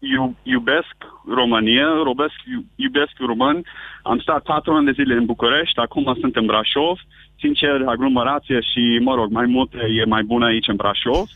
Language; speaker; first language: Romanian; non-native, fluent; English